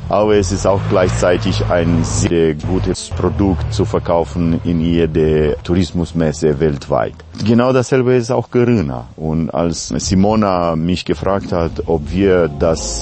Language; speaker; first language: German; non-native, fluent; Romanian